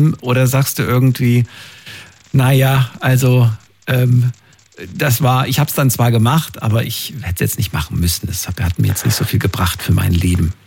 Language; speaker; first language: German; native; German